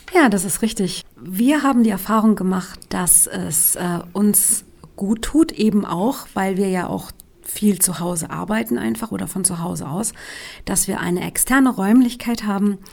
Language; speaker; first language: German; native; German